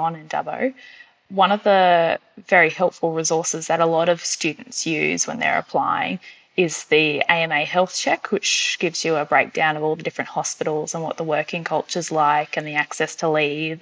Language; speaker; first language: English; native; English